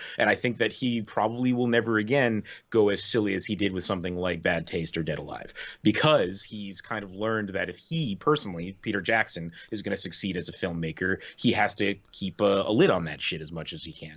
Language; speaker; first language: English; native; English